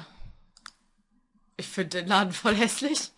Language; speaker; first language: German; native; German